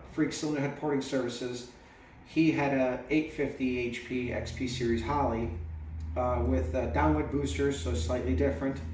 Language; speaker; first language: English; native; English